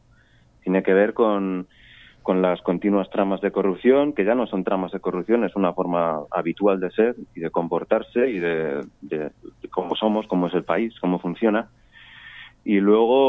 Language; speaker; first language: Spanish; native; Spanish